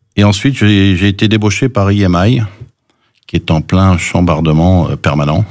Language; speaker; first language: French; early bilingual, other home language; English